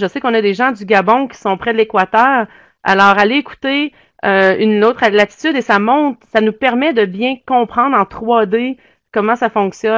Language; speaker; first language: French; native; French